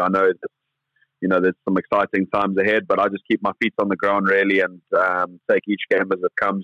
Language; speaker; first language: English; native; English